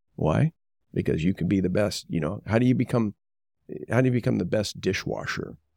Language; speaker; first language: English; native; English